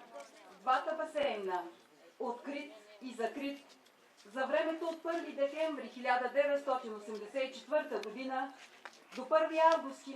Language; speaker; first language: Bulgarian; native; Bulgarian